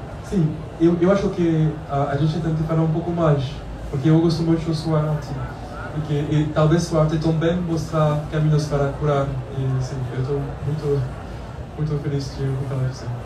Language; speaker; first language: Portuguese; non-native, learner; French